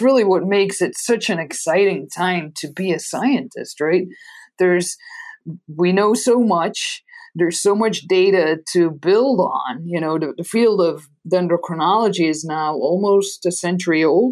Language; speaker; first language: English; non-native, fluent; Dutch